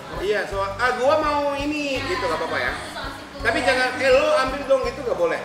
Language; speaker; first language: Indonesian; non-native, fluent; Japanese